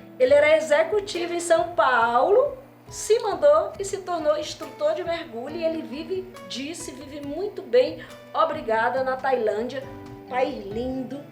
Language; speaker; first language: Portuguese; native; Portuguese